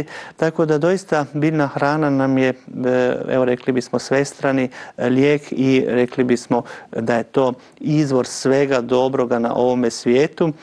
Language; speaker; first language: Croatian; native; Croatian